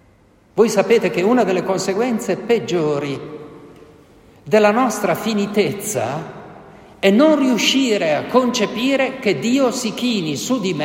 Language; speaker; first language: Italian; native; Italian